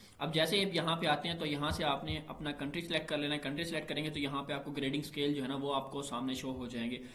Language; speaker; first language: Urdu; native; Urdu